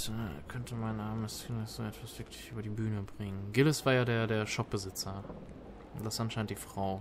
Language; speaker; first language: German; native; German